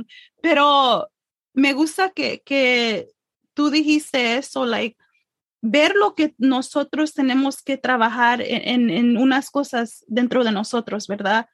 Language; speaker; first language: Spanish; early bilingual, heritage; English